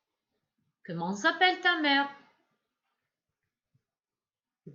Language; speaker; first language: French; non-native, fluent; Macedonian